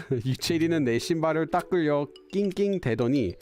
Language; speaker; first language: Korean; non-native, fluent; English